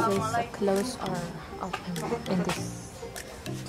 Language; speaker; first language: English; non-native, learner; Indonesian